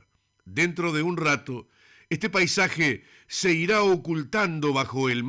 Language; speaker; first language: Spanish; native; Spanish